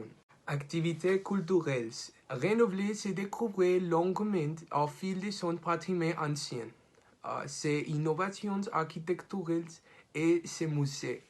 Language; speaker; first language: French; non-native, learner; Spanish